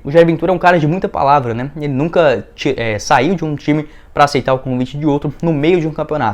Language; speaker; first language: Portuguese; native; Portuguese